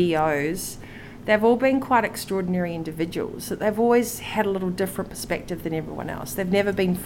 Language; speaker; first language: English; native; English